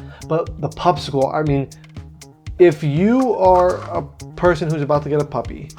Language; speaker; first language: English; native; English